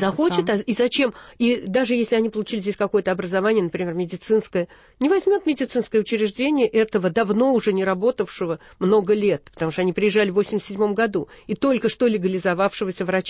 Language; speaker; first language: Russian; native; Russian